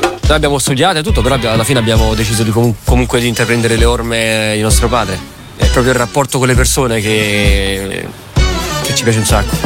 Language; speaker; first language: Italian; early bilingual, other home language; Arabic